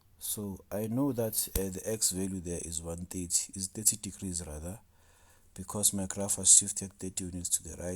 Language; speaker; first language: English; non-native, local second language; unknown